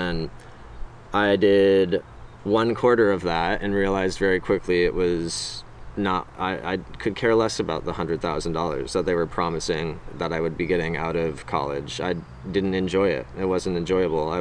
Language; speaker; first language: English; native; English